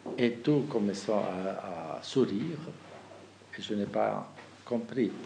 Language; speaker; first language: French; non-native, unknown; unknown